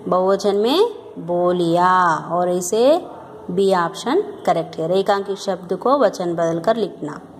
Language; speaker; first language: Hindi; non-native, local second language; Telugu